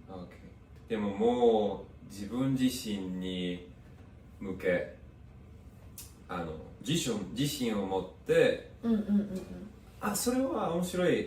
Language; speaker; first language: Japanese; non-native, fluent; English